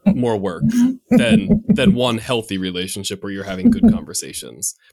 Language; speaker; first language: English; native; English